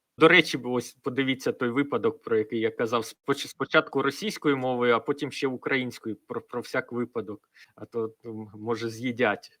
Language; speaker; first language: Ukrainian; non-native, local second language; Russian